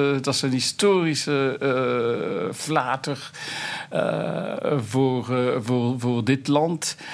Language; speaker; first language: Dutch; non-native, fluent; French